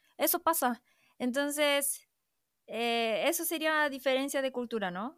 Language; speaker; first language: Spanish; non-native, fluent; Korean